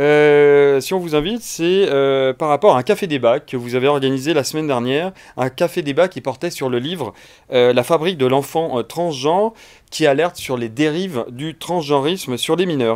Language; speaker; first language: French; native; French